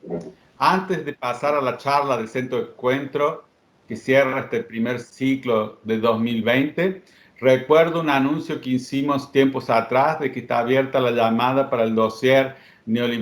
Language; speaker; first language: Spanish; native; Spanish